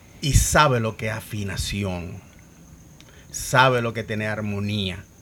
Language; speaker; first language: Spanish; native; Spanish